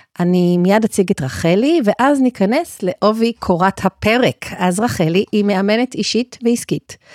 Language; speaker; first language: Hebrew; native; Hebrew